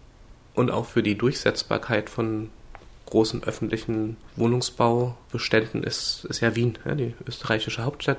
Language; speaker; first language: German; native; German